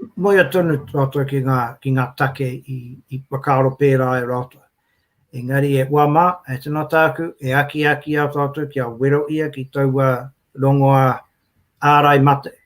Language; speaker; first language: Māori; native; Māori